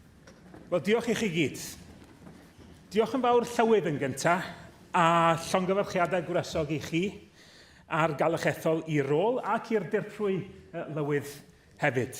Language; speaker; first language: Welsh; native; Welsh